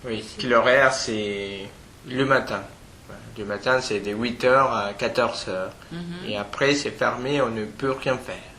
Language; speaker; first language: French; non-native, fluent; Spanish